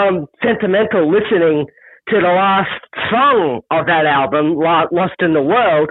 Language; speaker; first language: English; native; English